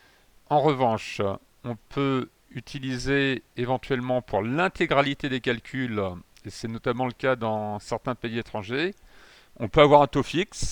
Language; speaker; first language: French; native; French